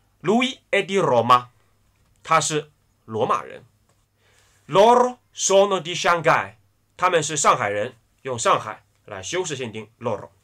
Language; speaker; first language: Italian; non-native, fluent; Chinese